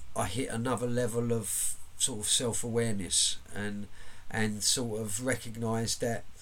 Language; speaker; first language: English; native; English